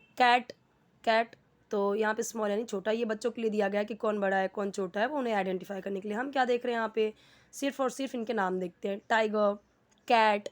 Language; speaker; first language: Hindi; native; Hindi